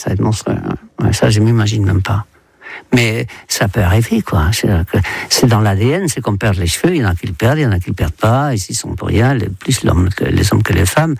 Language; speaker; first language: French; non-native, fluent; Dutch